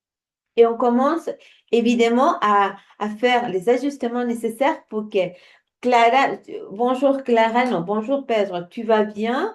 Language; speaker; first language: French; non-native, fluent; Spanish